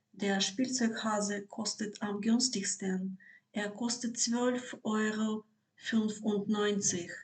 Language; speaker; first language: German; non-native, fluent; Ukrainian